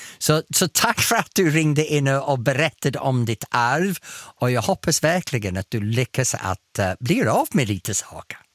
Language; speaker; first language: Swedish; non-native, fluent; English